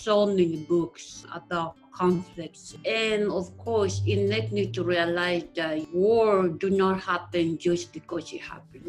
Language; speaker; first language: English; non-native, local second language; Acoli